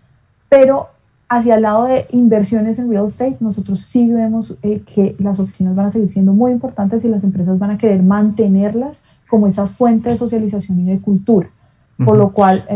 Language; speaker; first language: Spanish; native; Spanish